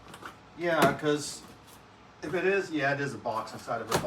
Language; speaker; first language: English; native; English